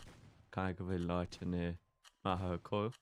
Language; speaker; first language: Irish; non-native, local second language; English